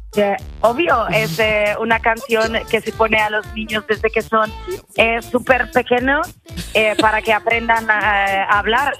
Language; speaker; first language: Spanish; non-native, fluent; German